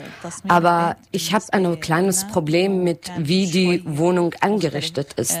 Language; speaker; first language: German; non-native, learner; Arabic